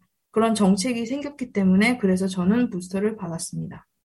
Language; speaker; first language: Korean; early bilingual, heritage; Korean